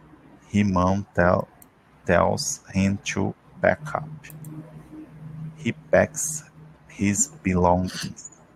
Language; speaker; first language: English; non-native, learner; Portuguese